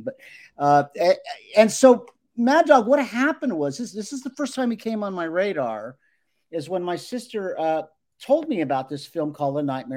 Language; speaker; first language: English; native; English